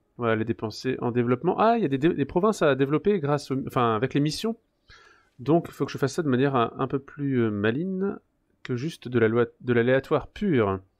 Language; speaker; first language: French; native; French